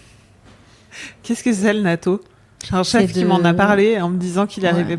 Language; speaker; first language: French; native; French